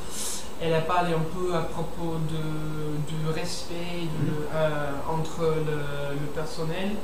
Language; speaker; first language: French; non-native, learner; English